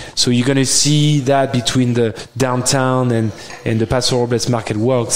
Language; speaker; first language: English; non-native, fluent; French